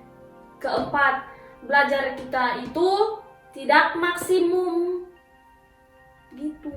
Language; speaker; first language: Indonesian; early bilingual, heritage; Indonesian